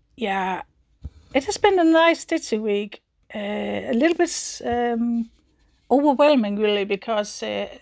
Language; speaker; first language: English; non-native, fluent; Danish